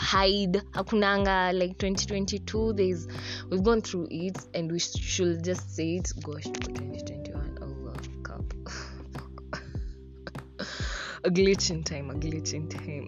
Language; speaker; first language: English; non-native, local second language; Swahili